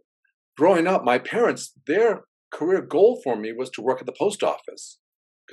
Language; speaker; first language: English; native; English